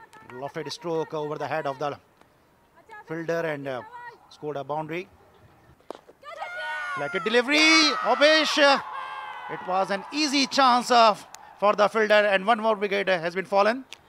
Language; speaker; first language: English; non-native, local second language; Urdu